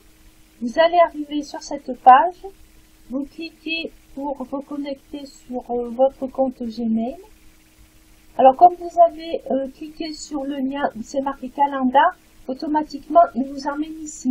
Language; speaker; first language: French; native; French